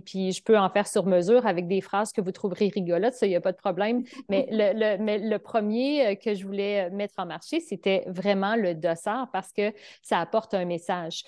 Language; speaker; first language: French; native; French